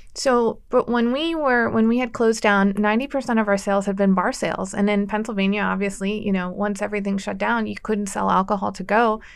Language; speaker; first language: English; native; English